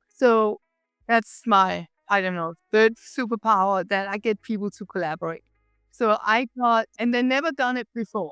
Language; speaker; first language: English; non-native, fluent; Danish